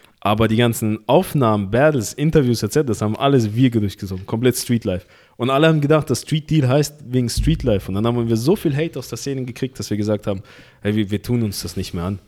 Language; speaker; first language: German; early bilingual, other home language; Russian